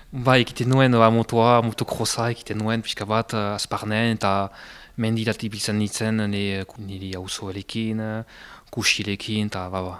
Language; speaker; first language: Basque; native; Basque